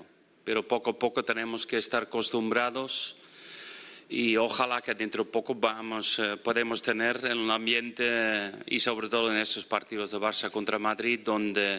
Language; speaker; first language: Spanish; non-native, fluent; Dutch